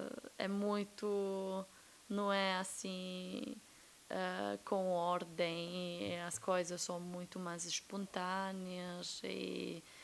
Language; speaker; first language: Portuguese; non-native, fluent; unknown